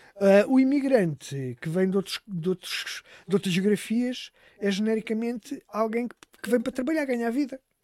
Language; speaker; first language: Portuguese; native; Portuguese